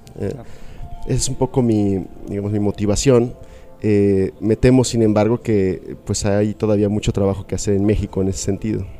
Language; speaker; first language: Spanish; native; Spanish